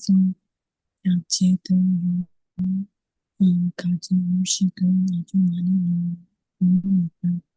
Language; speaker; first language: Korean; non-native, learner; Burmese